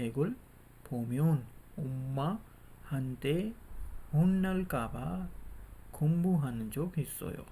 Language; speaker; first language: Korean; non-native, fluent; Urdu